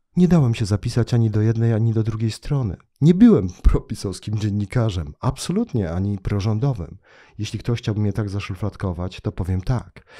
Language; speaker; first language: Polish; native; Polish